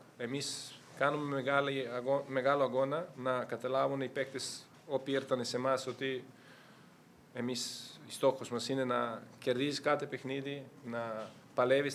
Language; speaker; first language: Greek; non-native, fluent; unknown